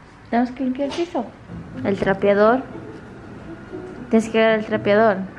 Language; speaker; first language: Spanish; early bilingual, heritage; Spanish